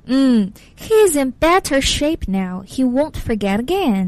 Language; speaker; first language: English; non-native, fluent; Chinese